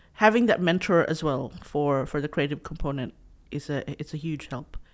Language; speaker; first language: English; non-native, local second language; Cebuano